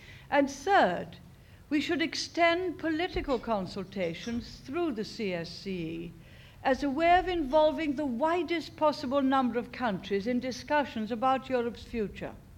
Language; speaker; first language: English; native; English